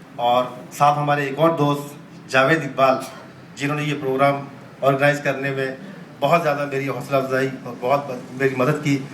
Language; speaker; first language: Urdu; native; Urdu